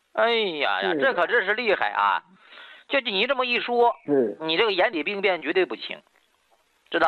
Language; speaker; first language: Chinese; native; Chinese